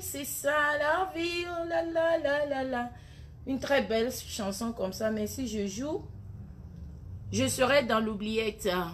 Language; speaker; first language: French; non-native, local second language; Ewe